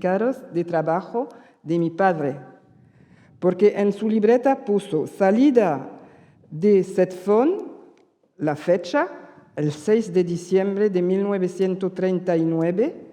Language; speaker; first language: Spanish; early bilingual, heritage; Spanish